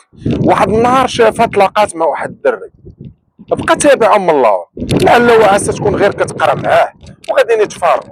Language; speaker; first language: Arabic; native; Arabic